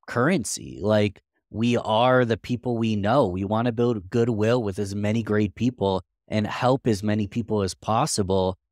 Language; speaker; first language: English; native; English